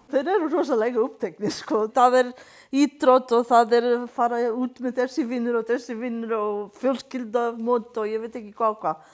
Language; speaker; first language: Icelandic; non-native, learner; Portuguese